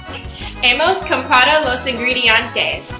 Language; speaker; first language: Spanish; non-native, learner; English